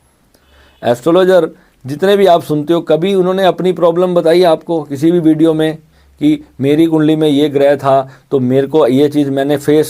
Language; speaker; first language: Hindi; native; Hindi